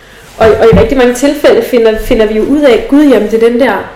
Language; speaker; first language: Danish; native; Danish